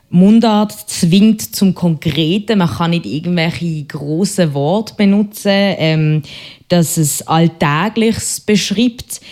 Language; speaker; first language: German; native; German